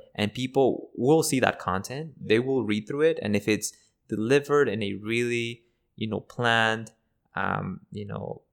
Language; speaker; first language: English; early bilingual, other home language; Spanish